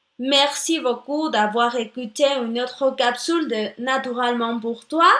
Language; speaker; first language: French; non-native, learner; Spanish